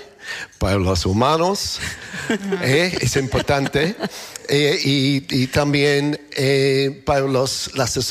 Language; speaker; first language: Spanish; non-native, learner; English